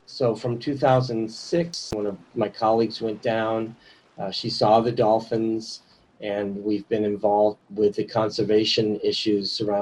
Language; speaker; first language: English; native; English